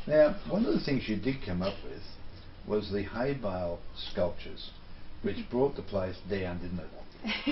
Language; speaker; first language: English; native; English